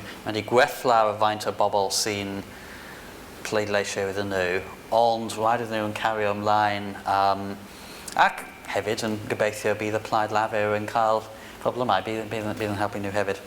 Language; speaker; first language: Welsh; non-native, fluent; English